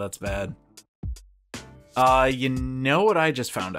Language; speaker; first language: English; native; English